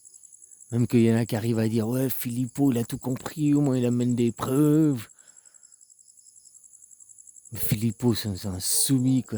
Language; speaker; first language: French; native; French